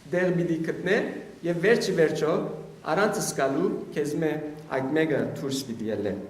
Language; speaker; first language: Armenian; early bilingual, heritage; Armenian